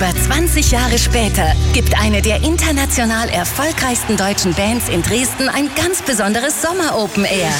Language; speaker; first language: German; native; German